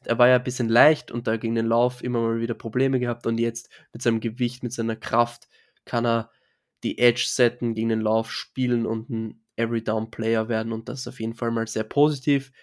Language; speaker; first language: German; native; German